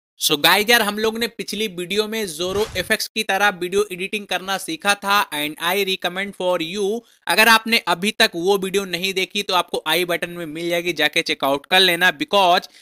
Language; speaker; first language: Hindi; native; Hindi